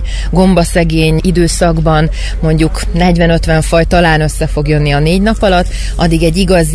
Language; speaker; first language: Hungarian; native; Hungarian